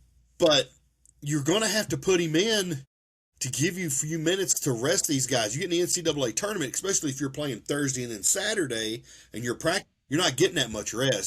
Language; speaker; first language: English; native; English